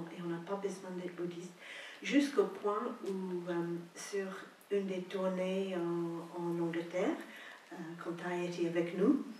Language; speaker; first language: French; non-native, fluent; English